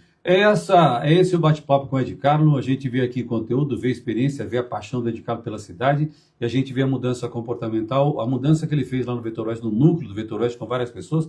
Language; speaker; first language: Portuguese; native; Portuguese